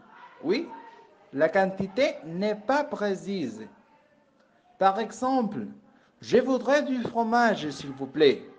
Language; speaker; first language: French; non-native, fluent; Spanish